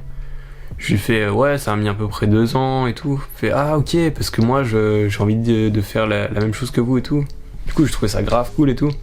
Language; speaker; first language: French; native; French